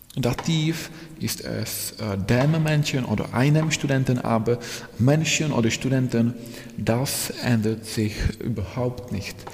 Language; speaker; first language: German; non-native, fluent; Czech